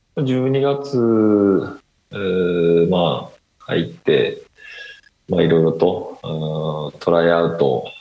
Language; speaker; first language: Japanese; native; Japanese